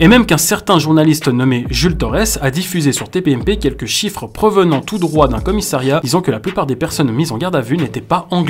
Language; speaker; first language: French; native; French